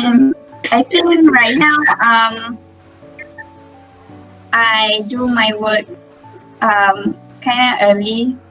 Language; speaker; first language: English; non-native, local second language; Malay